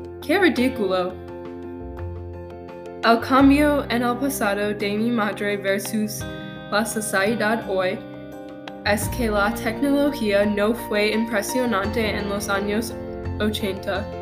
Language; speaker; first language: Spanish; non-native, learner; English